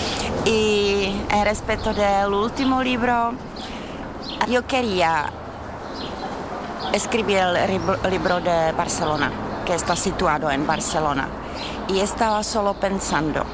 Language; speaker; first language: Spanish; non-native, fluent; Czech